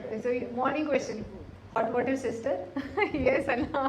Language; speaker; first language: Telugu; non-native, learner; Hindi